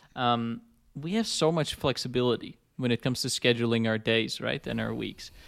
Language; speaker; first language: English; non-native, fluent; Dutch